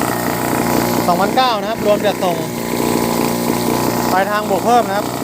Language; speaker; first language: Thai; native; Thai